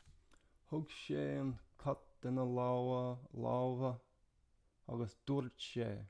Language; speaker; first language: Irish; non-native, learner; English